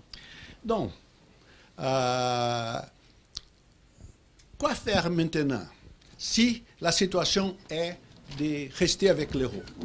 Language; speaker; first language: French; non-native, fluent; Portuguese